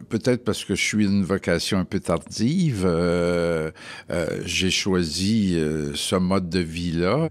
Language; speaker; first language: French; native; French